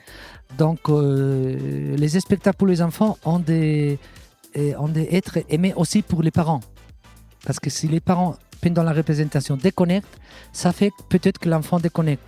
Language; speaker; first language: French; non-native, fluent; Catalan